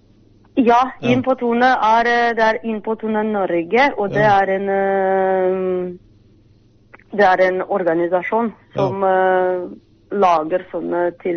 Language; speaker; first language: Norwegian; non-native, fluent; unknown